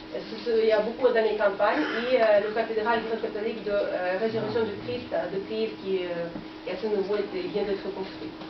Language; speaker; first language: French; non-native, fluent; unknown